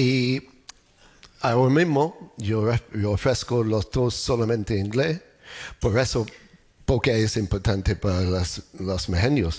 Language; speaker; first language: Spanish; non-native, learner; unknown